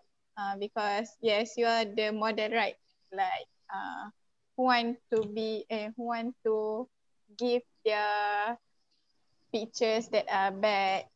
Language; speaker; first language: English; non-native, local second language; Malay